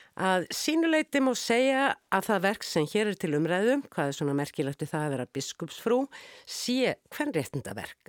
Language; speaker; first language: Icelandic; native; Icelandic